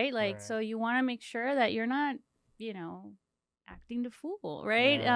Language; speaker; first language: English; early bilingual, other home language; Spanish